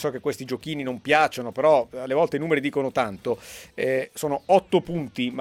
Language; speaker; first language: Italian; native; Italian